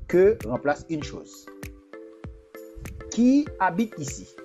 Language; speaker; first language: French; non-native, fluent; Portuguese